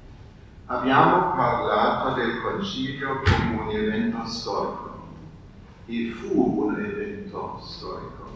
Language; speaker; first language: Italian; non-native, fluent; German